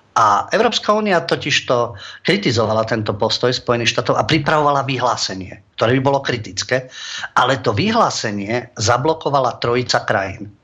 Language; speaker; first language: Slovak; native; Slovak